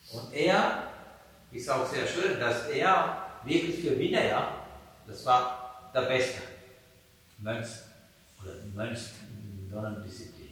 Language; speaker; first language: German; non-native, fluent; Sinhala